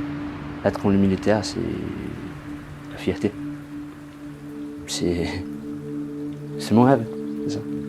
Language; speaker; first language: French; non-native, learner; Portuguese